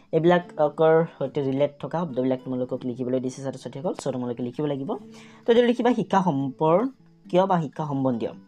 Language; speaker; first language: Assamese; non-native, local second language; Bangla